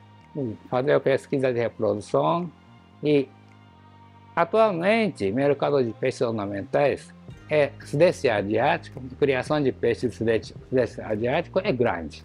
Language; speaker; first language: Portuguese; non-native, learner; Japanese